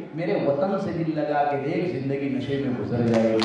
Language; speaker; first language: Hindi; non-native, local second language; Marathi